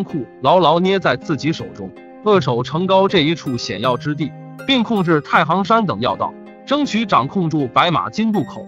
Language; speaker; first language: Chinese; native; Chinese